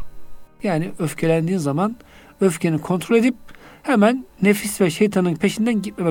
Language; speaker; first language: Turkish; native; Turkish